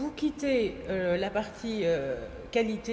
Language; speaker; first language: French; native; French